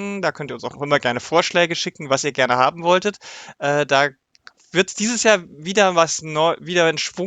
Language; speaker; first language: German; native; German